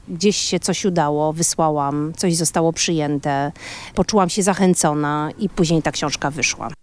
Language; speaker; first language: Polish; native; Polish